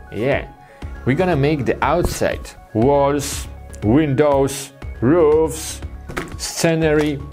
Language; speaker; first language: English; non-native, fluent; Polish